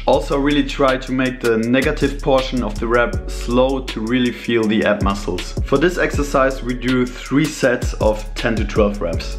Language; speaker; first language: English; non-native, fluent; German